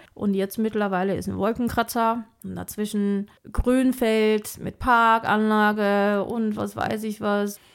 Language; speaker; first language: German; non-native, fluent; Chinese